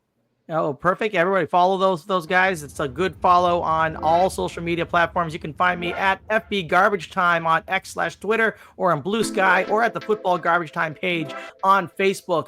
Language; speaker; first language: English; native; English